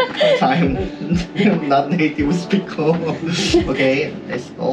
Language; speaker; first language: English; non-native, learner; Korean